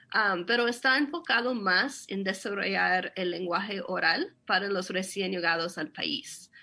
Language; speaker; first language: Spanish; non-native, fluent; English